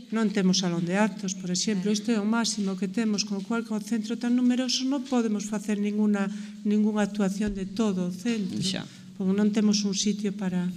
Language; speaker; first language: Galician; non-native, local second language; Spanish